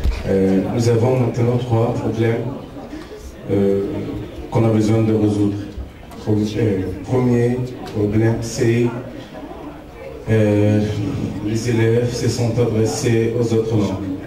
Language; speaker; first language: French; non-native, fluent; Arabic